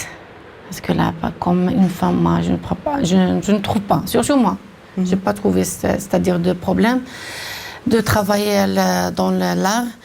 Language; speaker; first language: French; non-native, local second language; Arabic